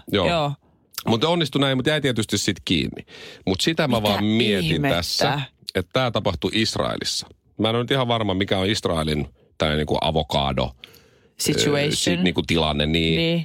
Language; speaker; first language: Finnish; native; Finnish